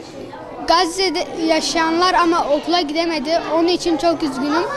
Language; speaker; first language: Turkish; early bilingual, other home language; Arabic